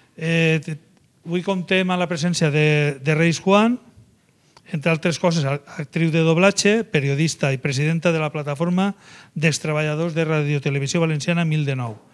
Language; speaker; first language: Catalan; native; Catalan